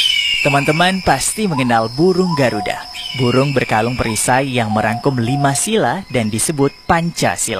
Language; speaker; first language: Indonesian; native; Indonesian